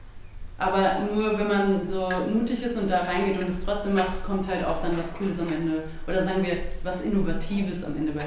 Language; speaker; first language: German; native; German